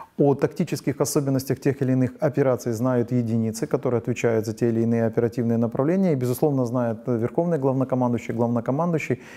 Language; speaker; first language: Russian; non-native, local second language; Ukrainian